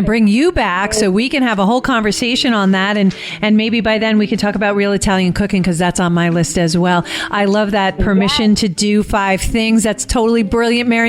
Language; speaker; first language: English; native; English